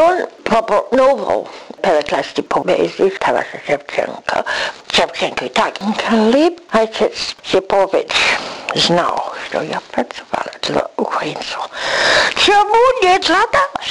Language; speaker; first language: Ukrainian; early bilingual, heritage; English